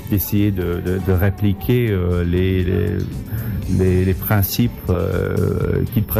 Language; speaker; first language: French; non-native, fluent; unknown